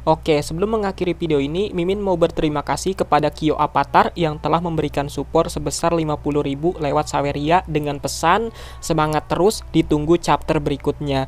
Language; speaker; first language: Indonesian; native; Indonesian